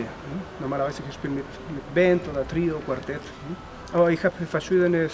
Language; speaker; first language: German; non-native, learner; Spanish